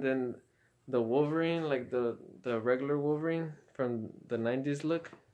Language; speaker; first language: English; early bilingual, other home language; Spanish